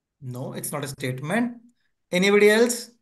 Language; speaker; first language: English; non-native, local second language; Hindi